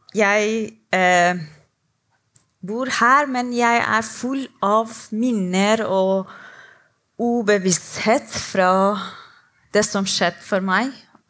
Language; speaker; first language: Norwegian; non-native, learner; Persian